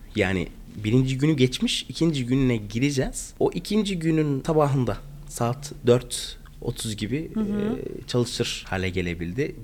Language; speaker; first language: Turkish; non-native, fluent; Arabic